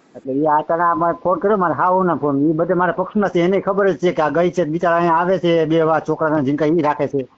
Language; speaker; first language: Gujarati; native; Gujarati